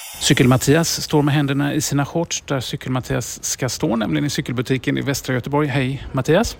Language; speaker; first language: Swedish; native; Swedish